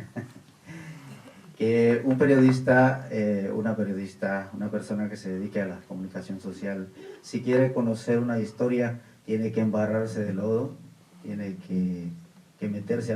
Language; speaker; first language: Spanish; native; Spanish